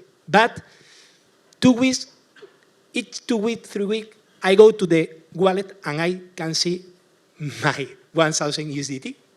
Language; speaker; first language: English; non-native, learner; Spanish